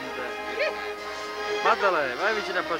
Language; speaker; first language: Italian; early bilingual, heritage; Italian